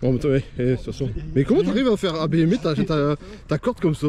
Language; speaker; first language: French; native; French